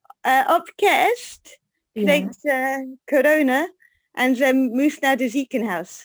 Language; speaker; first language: Dutch; non-native, learner; English